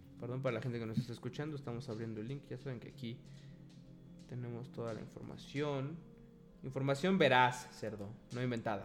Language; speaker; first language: Spanish; native; Spanish